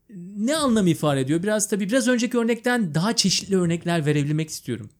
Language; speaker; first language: Turkish; native; Turkish